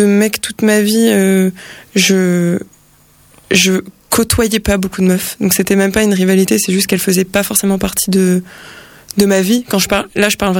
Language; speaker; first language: French; native; French